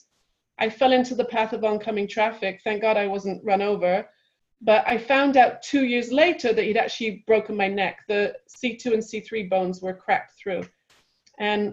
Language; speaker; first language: English; native; English